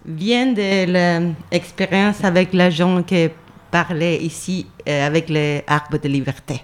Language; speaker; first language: French; non-native, learner; Spanish